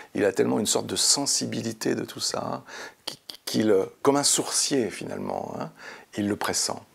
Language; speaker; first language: French; native; French